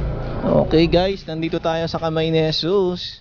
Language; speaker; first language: Filipino; native; Filipino